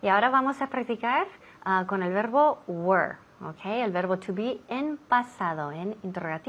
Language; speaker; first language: Spanish; non-native, fluent; English